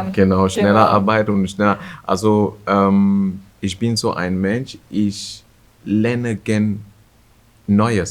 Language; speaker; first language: German; non-native, fluent; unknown